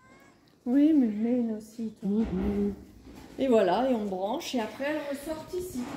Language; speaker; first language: French; native; French